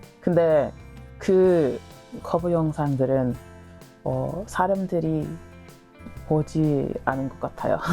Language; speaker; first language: Korean; non-native, learner; English